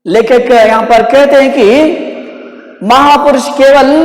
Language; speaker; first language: Hindi; non-native, local second language; Kannada